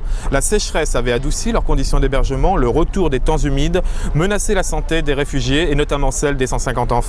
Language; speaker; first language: French; native; French